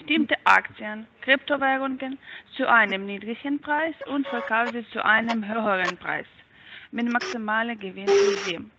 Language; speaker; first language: German; non-native, learner; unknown